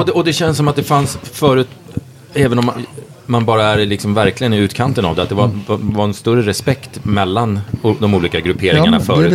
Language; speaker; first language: Swedish; native; Swedish